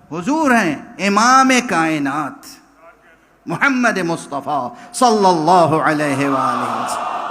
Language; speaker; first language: Urdu; native; Urdu